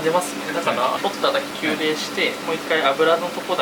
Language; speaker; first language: Japanese; native; Japanese